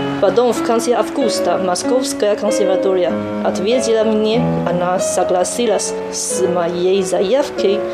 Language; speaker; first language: Russian; non-native, learner; Chinese